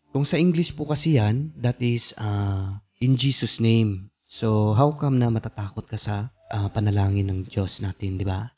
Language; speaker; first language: Filipino; non-native, local second language; Cebuano